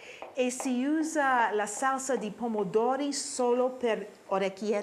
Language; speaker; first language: Italian; non-native, learner; English